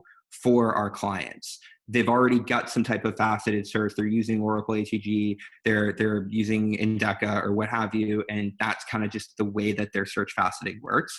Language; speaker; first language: English; native; English